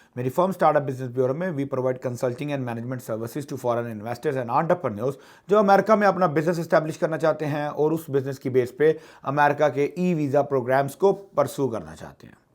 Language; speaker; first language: Urdu; native; Urdu